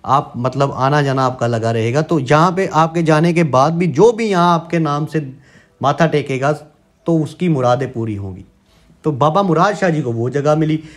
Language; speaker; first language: Hindi; non-native, local second language; Punjabi